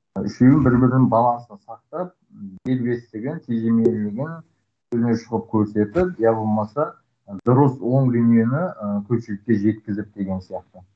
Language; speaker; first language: Kazakh; native; Kazakh